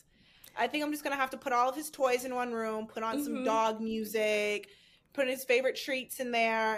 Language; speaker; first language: English; native; English